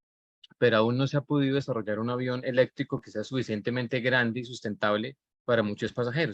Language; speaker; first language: Spanish; native; Spanish